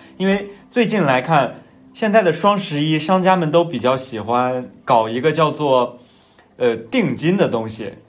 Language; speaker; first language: Chinese; native; Chinese